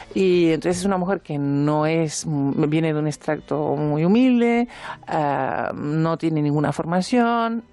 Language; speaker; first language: Spanish; native; Spanish